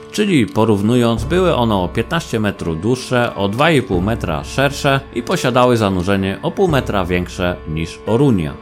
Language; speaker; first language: Polish; native; Polish